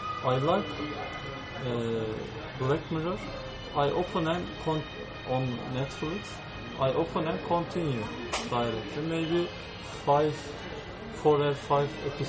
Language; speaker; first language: English; non-native, learner; Turkish